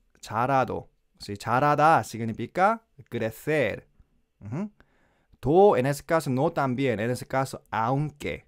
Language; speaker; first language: Spanish; non-native, learner; Korean